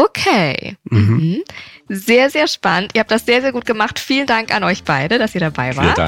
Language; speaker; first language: German; native; German